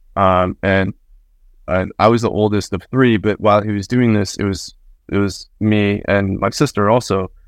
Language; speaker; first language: English; early bilingual, other home language; Spanish